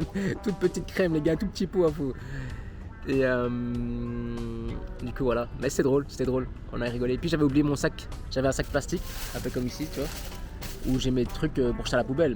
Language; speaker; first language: French; native; French